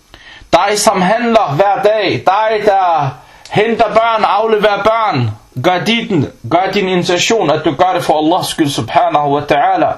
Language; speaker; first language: Danish; early bilingual, other home language; Arabic